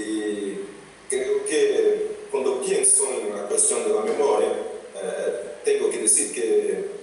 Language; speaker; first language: Spanish; non-native, fluent; Portuguese